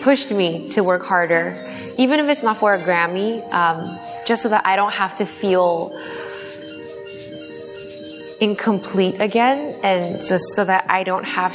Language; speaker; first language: English; native; English